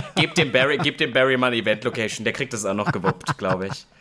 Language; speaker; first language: German; native; German